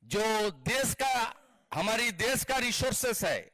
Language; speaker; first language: Hindi; non-native, local second language; Bangla